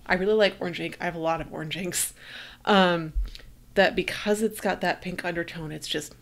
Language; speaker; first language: English; native; English